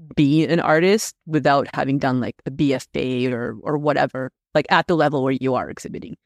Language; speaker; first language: English; non-native, fluent; Russian